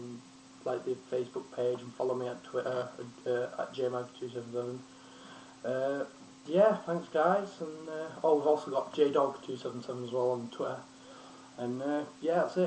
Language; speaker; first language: English; native; English